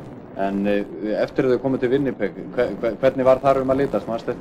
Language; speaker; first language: Icelandic; native; Icelandic